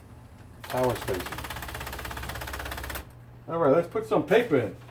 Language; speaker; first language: English; native; English